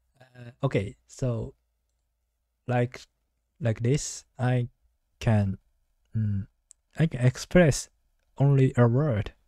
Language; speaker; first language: English; non-native, learner; Japanese